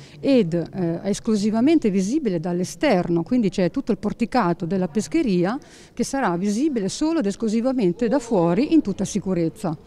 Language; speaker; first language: Italian; native; Italian